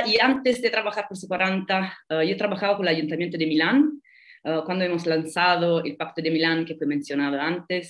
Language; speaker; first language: Spanish; non-native, fluent; Italian